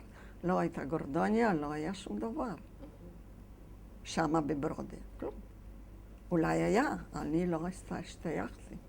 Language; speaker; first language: Hebrew; non-native, fluent; Yiddish